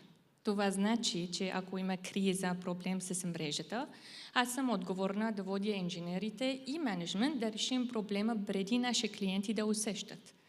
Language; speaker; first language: Bulgarian; non-native, fluent; Arabic